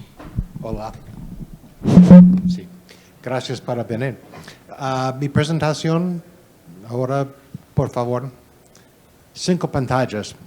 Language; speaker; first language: Spanish; non-native, learner; English